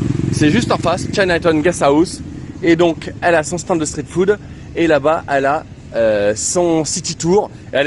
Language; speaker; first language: French; native; French